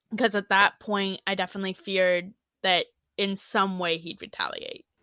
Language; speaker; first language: English; native; English